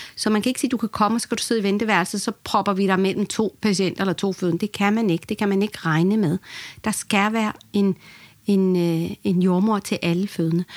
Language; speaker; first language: Danish; early bilingual, other home language; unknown